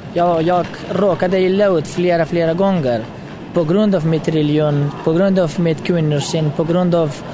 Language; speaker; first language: Swedish; non-native, fluent; Pashto